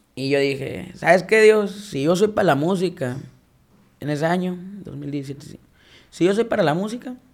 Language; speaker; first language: Spanish; native; Spanish